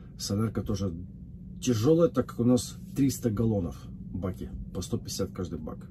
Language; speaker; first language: Russian; native; Russian